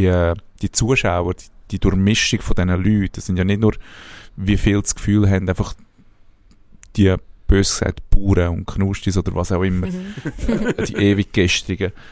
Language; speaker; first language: German; native; German